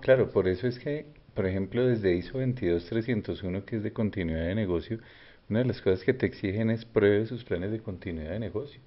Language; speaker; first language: Spanish; native; Spanish